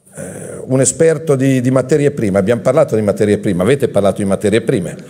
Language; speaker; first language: Italian; native; Italian